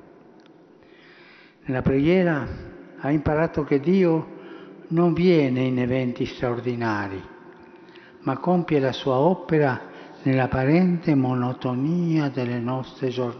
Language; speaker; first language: Italian; early bilingual, heritage; Spanish